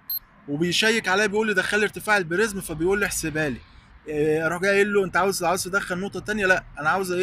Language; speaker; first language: Arabic; native; Arabic